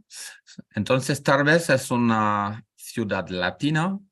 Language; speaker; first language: Spanish; non-native, learner; French